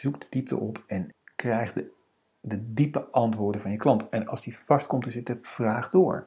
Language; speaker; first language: Dutch; native; Dutch